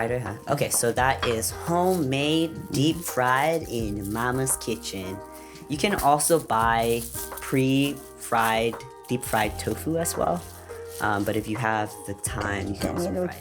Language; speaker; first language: English; early bilingual, other home language; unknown